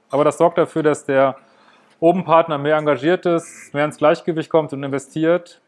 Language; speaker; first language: German; native; German